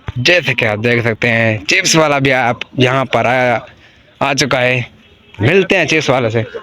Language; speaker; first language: Urdu; non-native, local second language; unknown